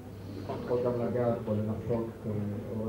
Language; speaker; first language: Hebrew; native; Hebrew